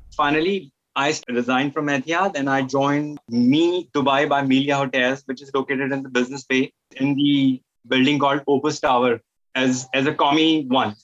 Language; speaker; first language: English; non-native, local second language; Hindi